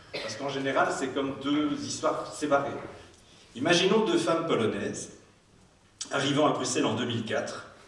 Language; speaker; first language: French; native; French